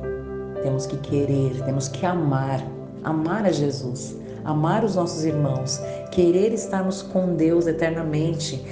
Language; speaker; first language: Portuguese; native; Portuguese